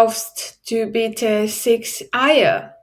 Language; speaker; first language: German; non-native, learner; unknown